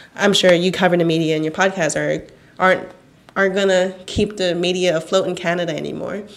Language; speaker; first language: English; non-native, fluent; Cantonese